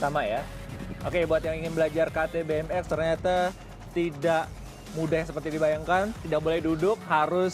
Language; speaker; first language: Indonesian; native; Indonesian